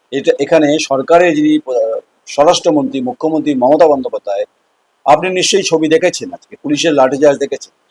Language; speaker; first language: Bangla; native; Bangla